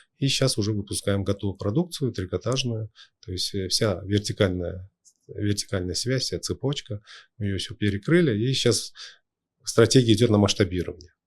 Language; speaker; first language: Russian; non-native, local second language; Uzbek